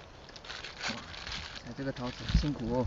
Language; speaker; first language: Chinese; native; Chinese